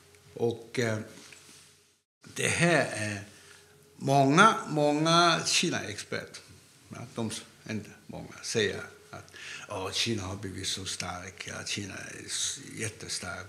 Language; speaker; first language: Swedish; non-native, fluent; Cantonese